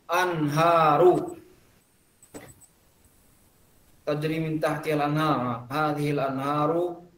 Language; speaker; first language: Arabic; non-native, fluent; Indonesian